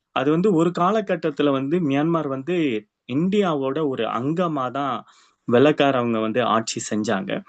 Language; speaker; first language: Tamil; early bilingual, heritage; Tamil